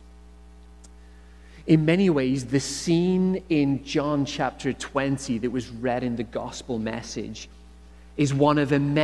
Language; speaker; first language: English; native; English